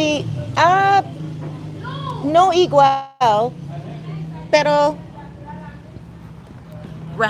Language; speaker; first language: Spanish; non-native, learner; English